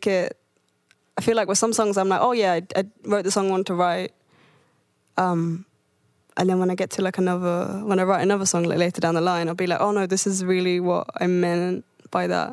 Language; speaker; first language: English; native; English